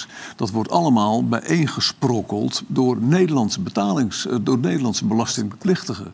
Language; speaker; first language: Dutch; native; Dutch